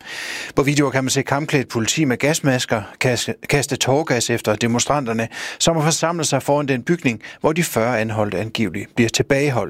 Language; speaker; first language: Danish; native; Danish